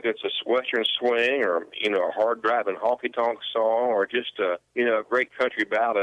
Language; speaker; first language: English; native; English